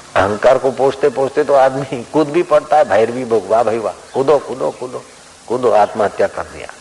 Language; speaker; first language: Hindi; non-native, local second language; Sindhi